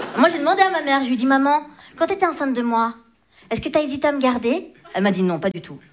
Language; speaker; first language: French; early bilingual, other home language; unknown